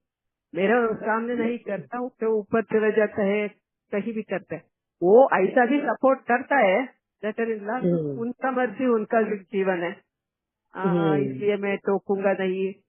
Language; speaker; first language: Hindi; non-native, local second language; Kannada